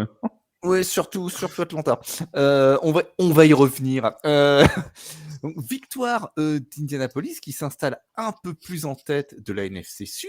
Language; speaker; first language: French; native; French